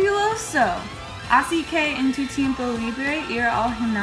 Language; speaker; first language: Spanish; non-native, learner; English